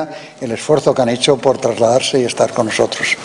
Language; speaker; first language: Spanish; native; Spanish